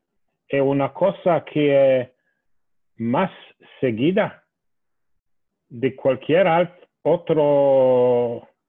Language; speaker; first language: Spanish; non-native, fluent; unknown